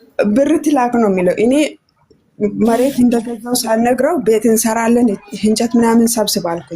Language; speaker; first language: Amharic; non-native, local second language; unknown